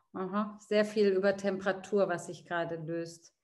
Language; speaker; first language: German; native; German